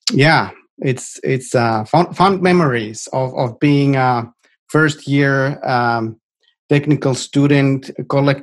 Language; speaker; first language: English; non-native, fluent; Finnish